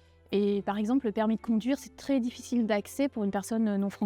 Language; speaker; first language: French; native; French